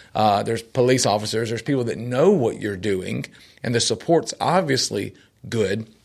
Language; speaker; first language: English; native; English